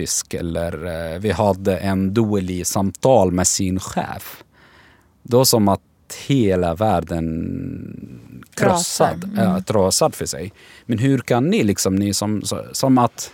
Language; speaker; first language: Swedish; non-native, learner; Arabic